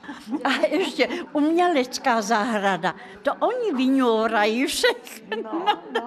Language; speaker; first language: Czech; non-native, fluent; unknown